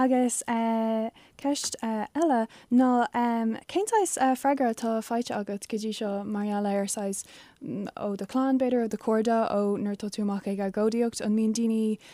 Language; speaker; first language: Irish; non-native, local second language; English